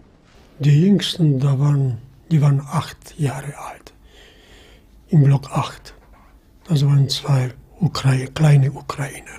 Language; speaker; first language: German; non-native, fluent; Polish